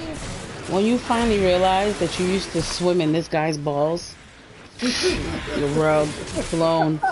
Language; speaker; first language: English; native; English